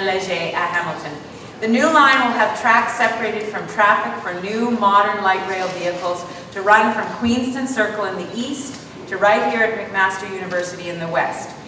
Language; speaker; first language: English; native; English